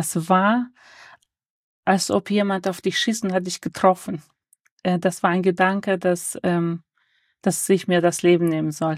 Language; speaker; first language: German; early bilingual, other home language; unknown